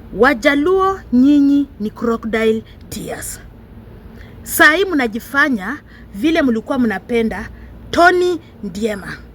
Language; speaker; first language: Swahili; non-native, local second language; Luyia